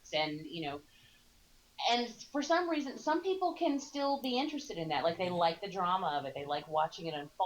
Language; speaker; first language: English; native; English